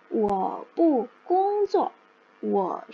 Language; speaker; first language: Chinese; non-native, fluent; Indonesian